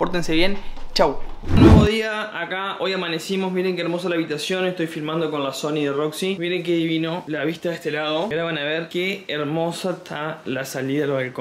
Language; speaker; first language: Spanish; native; Spanish